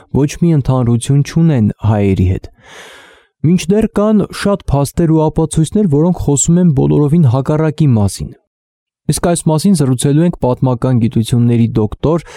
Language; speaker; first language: Armenian; native; Armenian